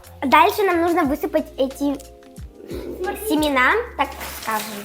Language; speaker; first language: Russian; native; Russian